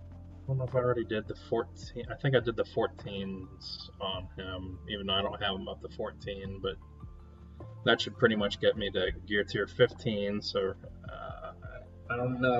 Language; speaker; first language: English; native; English